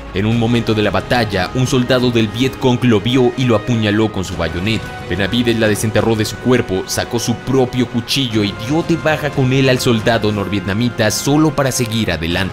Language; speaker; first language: Spanish; native; Spanish